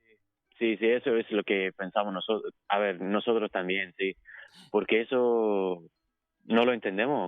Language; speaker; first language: Spanish; non-native, fluent; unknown